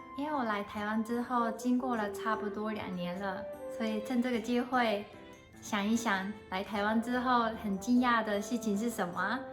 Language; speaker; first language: Chinese; non-native, fluent; Japanese